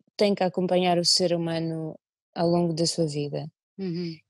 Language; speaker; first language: Portuguese; early bilingual, other home language; Russian